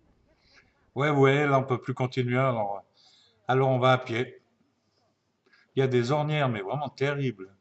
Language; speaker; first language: French; native; French